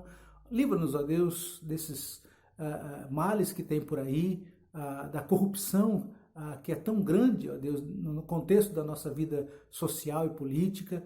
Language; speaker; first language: Portuguese; native; Portuguese